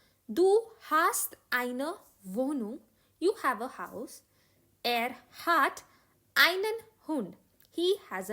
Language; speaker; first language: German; non-native, learner; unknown